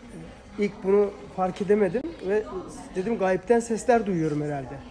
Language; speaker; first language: Turkish; native; Turkish